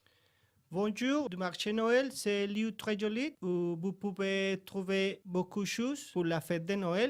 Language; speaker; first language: French; non-native, learner; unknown